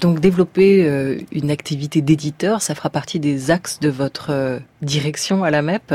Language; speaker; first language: French; native; French